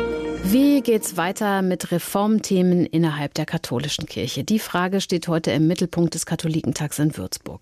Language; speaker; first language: German; native; German